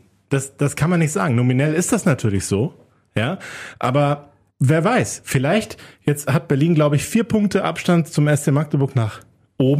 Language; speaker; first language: German; native; German